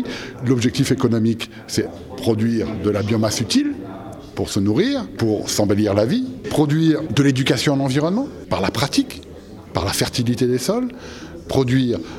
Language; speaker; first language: French; native; French